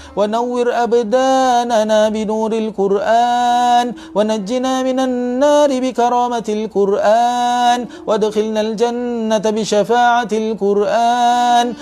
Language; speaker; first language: Arabic; non-native, fluent; Malay